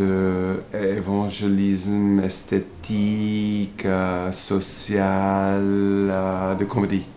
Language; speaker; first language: French; non-native, fluent; English